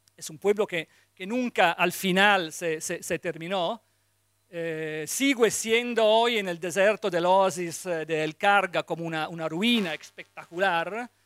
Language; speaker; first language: Spanish; non-native, fluent; Italian